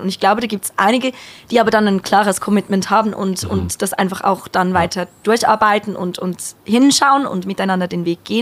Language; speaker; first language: German; native; German